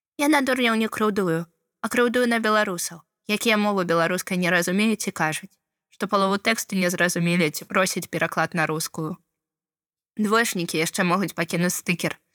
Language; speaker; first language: Belarusian; non-native, local second language; Russian